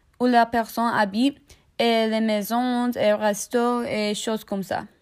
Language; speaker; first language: French; non-native, learner; English